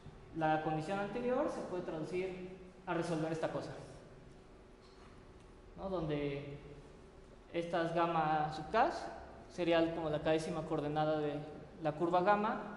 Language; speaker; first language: Spanish; native; Spanish